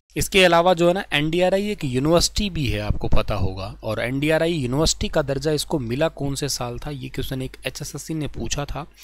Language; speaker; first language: Hindi; native; Hindi